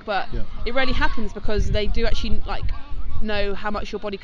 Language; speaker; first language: English; native; English